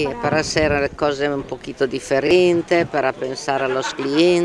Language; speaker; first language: Spanish; non-native, learner; Italian